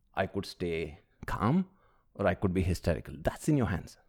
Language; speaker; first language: English; early bilingual, other home language; Malayalam